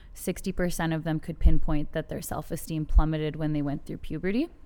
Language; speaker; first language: English; native; English